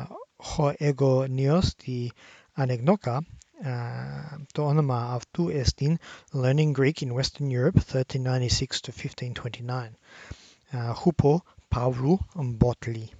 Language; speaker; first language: Greek; non-native, learner; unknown